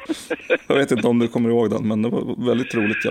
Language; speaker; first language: Swedish; native; Swedish